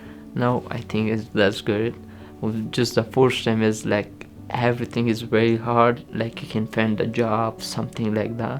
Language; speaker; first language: English; non-native, learner; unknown